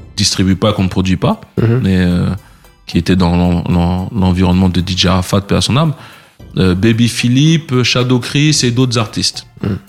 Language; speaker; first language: French; native; French